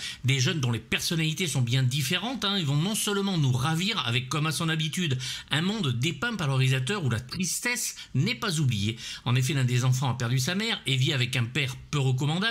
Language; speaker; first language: French; native; French